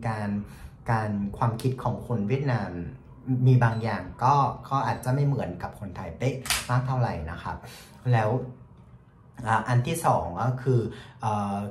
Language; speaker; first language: Thai; non-native, fluent; Vietnamese